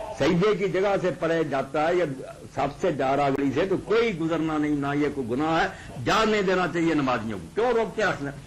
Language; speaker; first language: Urdu; non-native, local second language; Punjabi